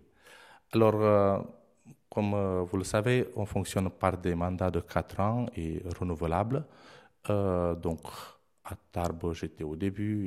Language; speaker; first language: French; non-native, fluent; Romanian